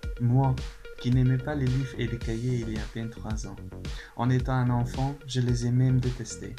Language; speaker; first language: French; non-native, fluent; Persian